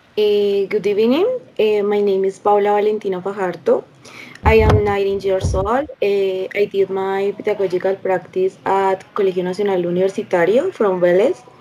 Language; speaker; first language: English; non-native, learner; Spanish